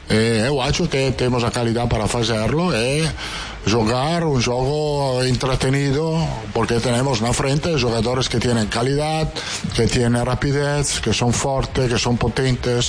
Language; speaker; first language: Portuguese; non-native, fluent; Italian